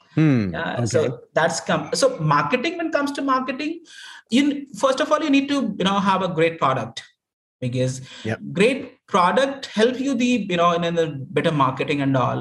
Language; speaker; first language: English; non-native, local second language; Hindi